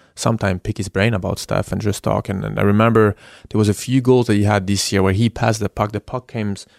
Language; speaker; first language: English; non-native, fluent; French